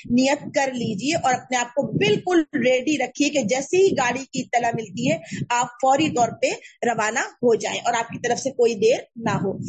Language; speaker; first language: Urdu; native; Urdu